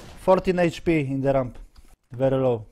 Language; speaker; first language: English; non-native, learner; Polish